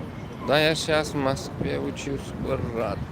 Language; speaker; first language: Russian; non-native, fluent; Turkmen